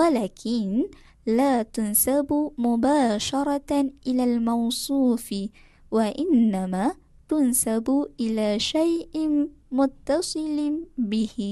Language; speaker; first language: Arabic; non-native, fluent; Malay